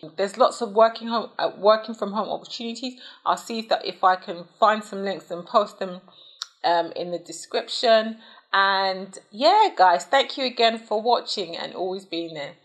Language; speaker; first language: English; native; English